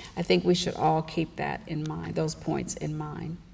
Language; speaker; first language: English; native; English